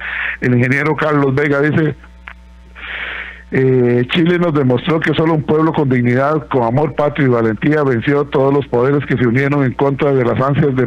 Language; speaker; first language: Spanish; native; Spanish